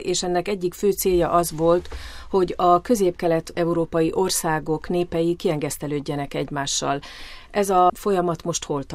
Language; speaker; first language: Hungarian; native; Hungarian